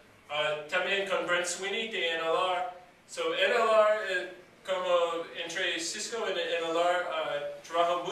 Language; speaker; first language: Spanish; non-native, learner; English